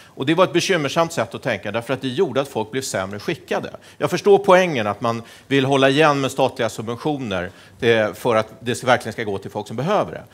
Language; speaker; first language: Swedish; native; Swedish